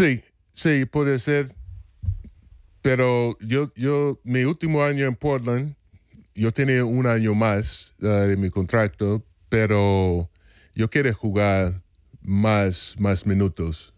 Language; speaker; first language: Spanish; non-native, fluent; English